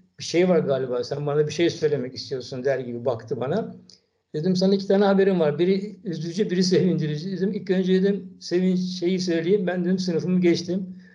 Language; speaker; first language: Turkish; native; Turkish